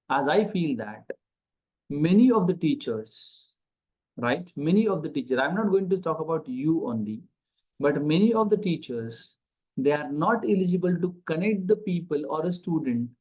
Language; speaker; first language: English; non-native, local second language; Marathi